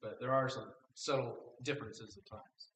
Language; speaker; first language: English; native; English